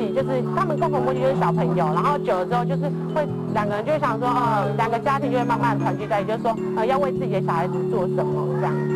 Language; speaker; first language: Chinese; native; Chinese